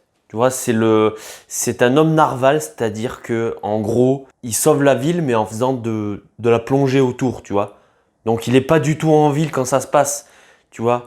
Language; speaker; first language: French; native; French